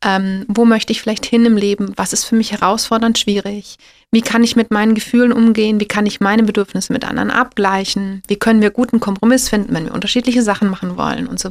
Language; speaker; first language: German; native; German